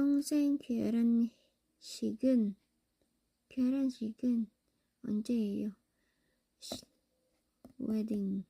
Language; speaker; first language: Korean; non-native, learner; Filipino